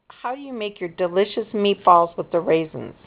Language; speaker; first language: English; native; English